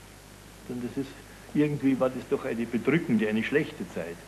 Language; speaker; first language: German; native; German